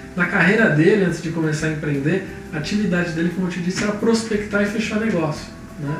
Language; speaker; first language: Portuguese; native; Portuguese